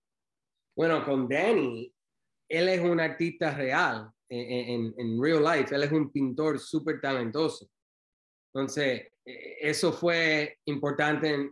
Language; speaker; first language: Spanish; early bilingual, heritage; Spanish